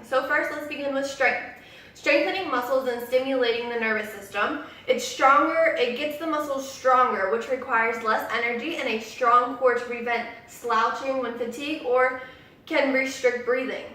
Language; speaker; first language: English; native; English